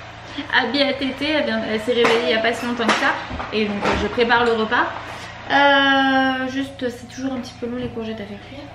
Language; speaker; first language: French; native; French